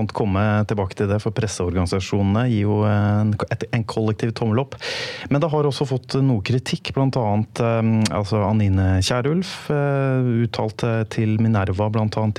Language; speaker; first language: Norwegian; native; Norwegian